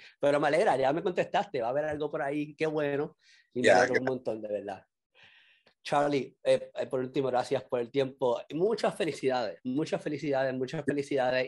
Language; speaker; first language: Spanish; native; Spanish